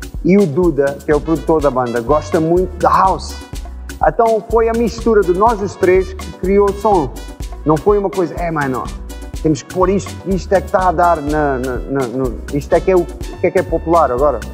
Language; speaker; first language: Portuguese; early bilingual, heritage; Portuguese